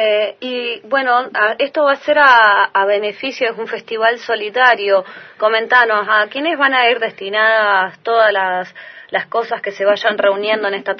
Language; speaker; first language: Spanish; native; Spanish